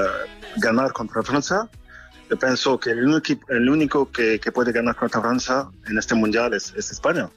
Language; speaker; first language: Spanish; non-native, fluent; French